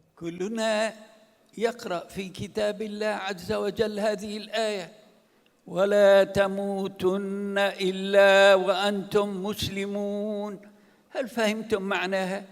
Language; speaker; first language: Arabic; non-native, fluent; Turkish